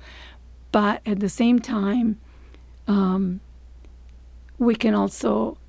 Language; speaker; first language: English; non-native, fluent; Italian